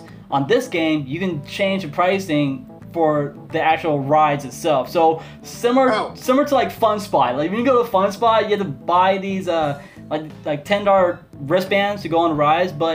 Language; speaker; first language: English; native; English